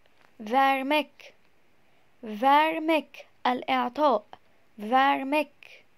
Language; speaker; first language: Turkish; non-native, fluent; Arabic